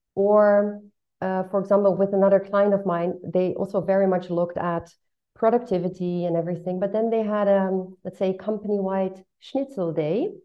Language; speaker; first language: English; non-native, fluent; Dutch